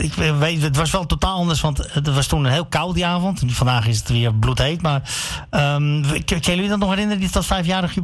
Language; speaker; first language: Dutch; native; Dutch